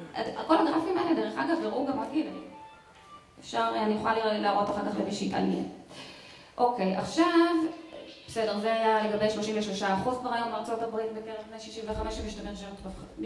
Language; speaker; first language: Hebrew; native; Hebrew